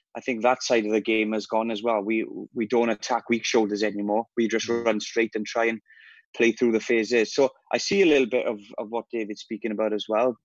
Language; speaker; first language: English; native; English